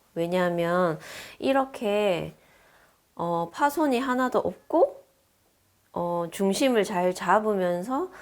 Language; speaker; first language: Korean; native; Korean